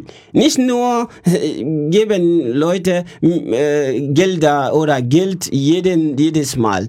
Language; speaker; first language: German; non-native, learner; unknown